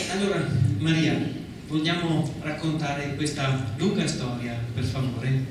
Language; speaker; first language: Italian; native; Italian